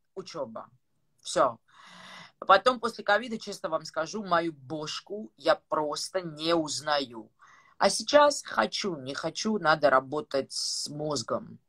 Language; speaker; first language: Russian; non-native, fluent; Georgian